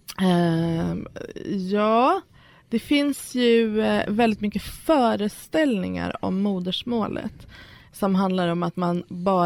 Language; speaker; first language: Swedish; early bilingual, other home language; Persian